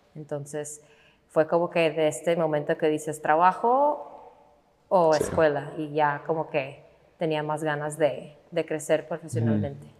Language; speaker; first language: Spanish; non-native, fluent; English